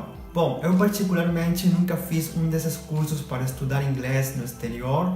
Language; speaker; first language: Portuguese; non-native, fluent; Spanish